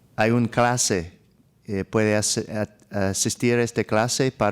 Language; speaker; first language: Spanish; non-native, learner; English